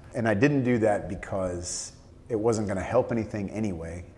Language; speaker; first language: English; native; English